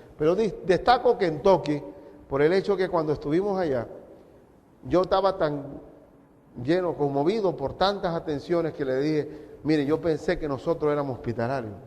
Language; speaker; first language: Spanish; native; Spanish